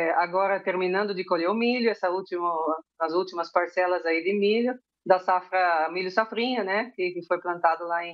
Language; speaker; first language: Portuguese; early bilingual, heritage; Spanish